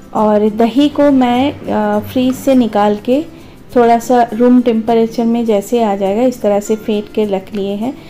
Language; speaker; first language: Hindi; non-native, local second language; Bangla